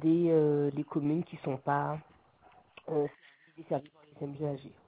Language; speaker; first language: French; native; French